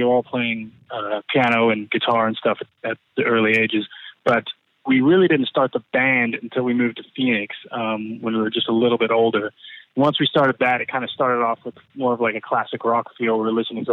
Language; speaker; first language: English; native; English